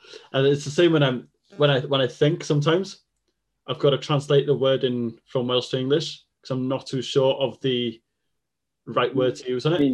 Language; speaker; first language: English; non-native, local second language; Welsh